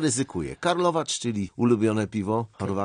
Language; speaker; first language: Polish; native; Polish